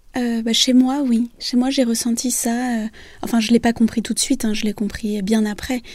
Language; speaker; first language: French; early bilingual, other home language; Vietnamese